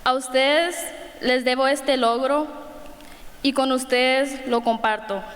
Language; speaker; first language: Spanish; early bilingual, other home language; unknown